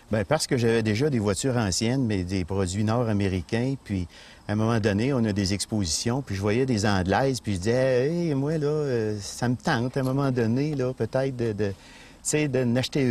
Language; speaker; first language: French; native; French